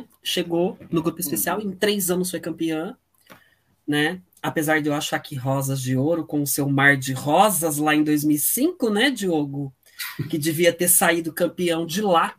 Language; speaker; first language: Portuguese; native; Portuguese